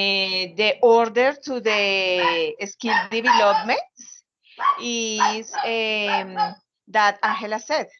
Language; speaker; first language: English; non-native, learner; Spanish